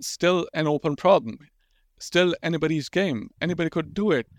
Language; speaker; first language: English; non-native, local second language; Urdu